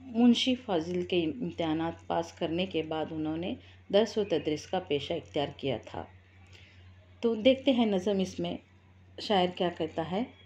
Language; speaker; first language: Urdu; native; Urdu